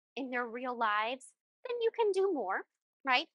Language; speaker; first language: English; early bilingual, other home language; Spanish